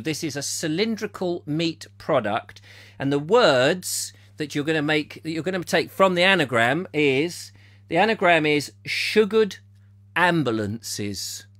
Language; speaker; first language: English; native; English